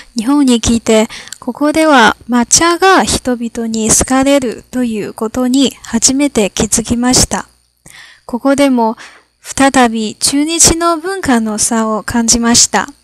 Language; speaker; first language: Japanese; non-native, fluent; Chinese